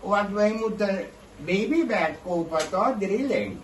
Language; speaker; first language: Dutch; non-native, local second language; Caribbean Hindustani